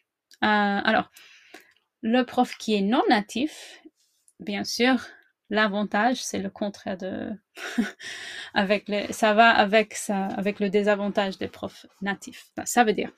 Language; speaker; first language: French; non-native, fluent; English